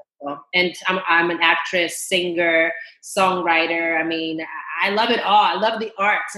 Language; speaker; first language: English; early bilingual, other home language; Spanish